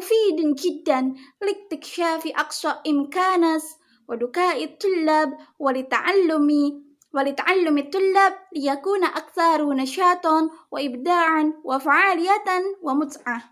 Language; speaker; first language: Arabic; non-native, learner; Indonesian